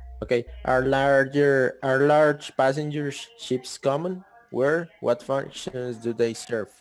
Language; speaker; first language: English; non-native, fluent; Spanish